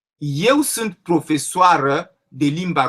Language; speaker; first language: Romanian; non-native, learner; French